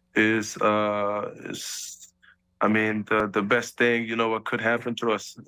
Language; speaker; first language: English; early bilingual, other home language; German